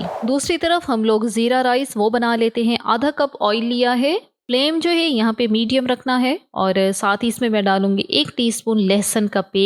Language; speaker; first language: Hindi; native; Hindi